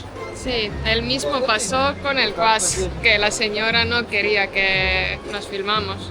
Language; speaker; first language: Spanish; non-native, fluent; Estonian